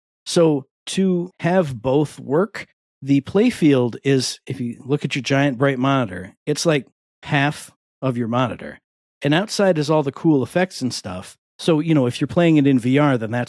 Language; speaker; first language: English; native; English